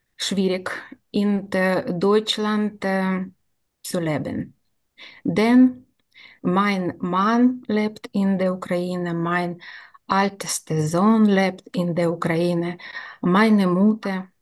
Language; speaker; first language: German; non-native, learner; Ukrainian